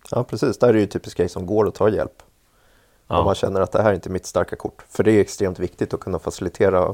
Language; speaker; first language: Swedish; native; Swedish